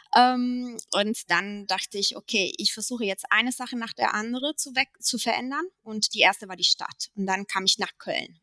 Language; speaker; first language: German; non-native, fluent; Italian